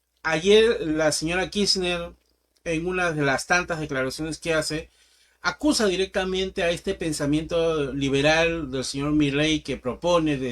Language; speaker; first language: Spanish; native; Spanish